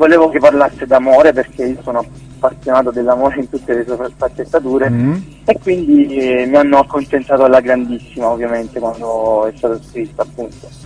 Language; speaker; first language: Italian; native; Italian